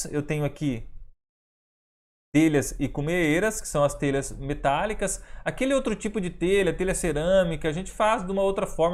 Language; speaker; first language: Portuguese; native; Portuguese